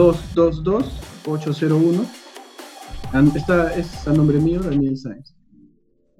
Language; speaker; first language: Spanish; native; Spanish